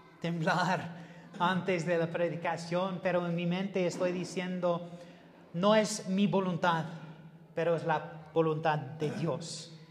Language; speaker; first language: Spanish; non-native, learner; English